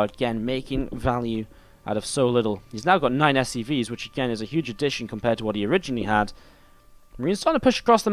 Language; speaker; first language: English; native; English